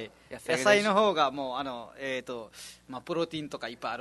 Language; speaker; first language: Japanese; non-native, fluent; Nepali